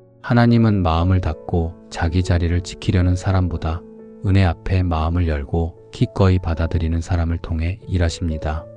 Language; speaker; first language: Korean; native; Korean